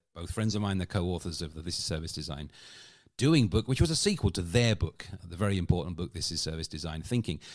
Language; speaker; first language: English; native; English